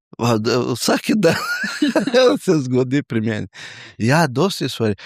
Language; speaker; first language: Slovenian; non-native, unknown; Portuguese